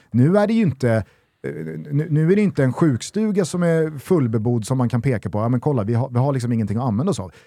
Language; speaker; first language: Swedish; native; Swedish